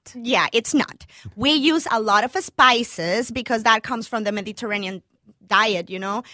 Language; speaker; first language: English; non-native, fluent; Spanish